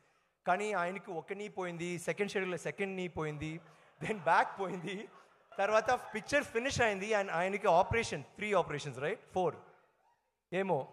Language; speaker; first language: Telugu; non-native, learner; Tamil